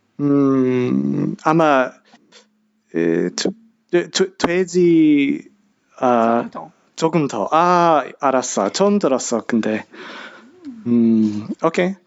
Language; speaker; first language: Korean; non-native, learner; English